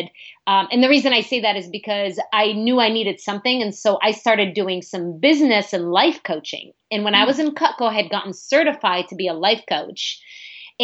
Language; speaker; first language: English; early bilingual, other home language; Arabic